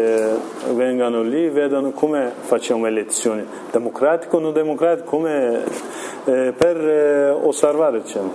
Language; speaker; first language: Italian; non-native, learner; Kurdish